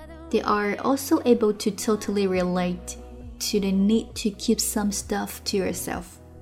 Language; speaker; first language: English; non-native, fluent; Chinese